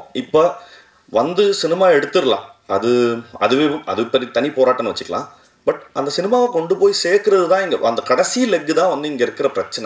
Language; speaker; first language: Tamil; native; Tamil